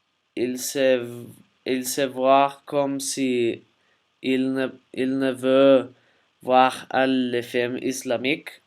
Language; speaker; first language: French; non-native, learner; Spanish